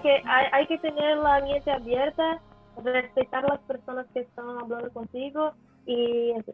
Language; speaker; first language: Spanish; non-native, learner; Portuguese